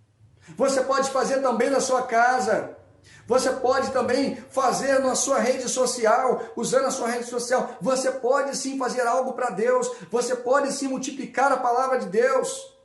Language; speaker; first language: Portuguese; native; Portuguese